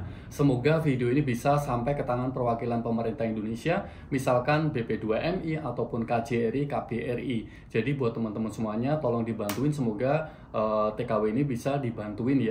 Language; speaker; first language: Indonesian; native; Indonesian